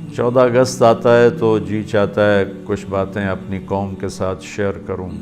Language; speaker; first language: Urdu; non-native, local second language; Punjabi